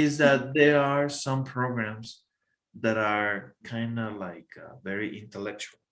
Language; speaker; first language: English; non-native, fluent; Spanish